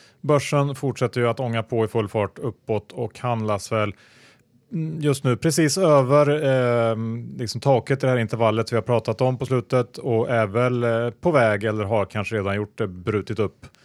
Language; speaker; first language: Swedish; native; Swedish